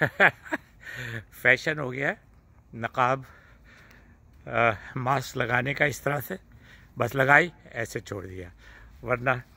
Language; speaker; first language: Urdu; native; Urdu